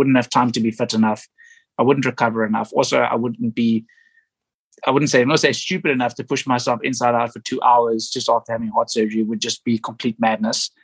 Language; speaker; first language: English; native; English